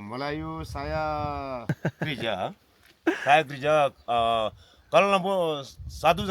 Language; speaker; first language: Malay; non-native, learner; Nepali